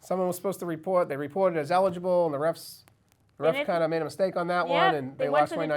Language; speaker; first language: English; native; English